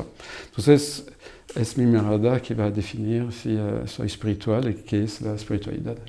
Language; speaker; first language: Spanish; non-native, fluent; French